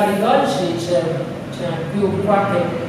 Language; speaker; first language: Italian; non-native, learner; Spanish